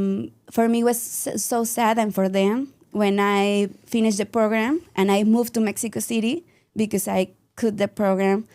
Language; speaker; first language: English; non-native, learner; Spanish